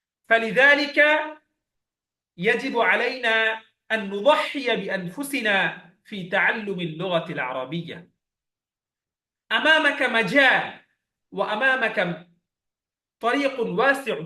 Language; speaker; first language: Arabic; non-native, fluent; Bangla